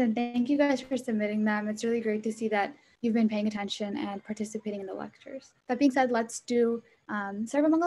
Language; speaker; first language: English; early bilingual, other home language; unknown